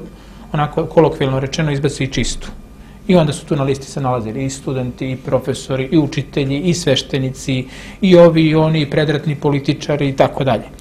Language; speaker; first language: Serbian; native; Serbian